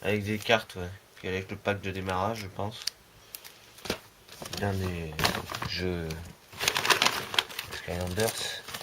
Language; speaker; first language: French; native; French